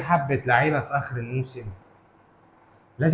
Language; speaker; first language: Arabic; native; Arabic